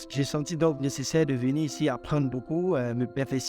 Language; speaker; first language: French; non-native, fluent; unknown